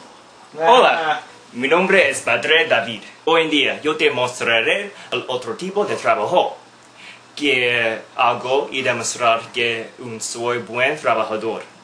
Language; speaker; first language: Spanish; non-native, learner; English